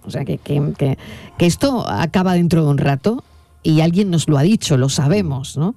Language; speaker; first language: Spanish; native; Spanish